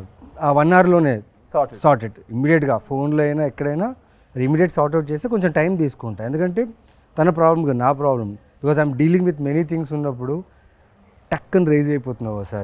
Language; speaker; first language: Telugu; native; Telugu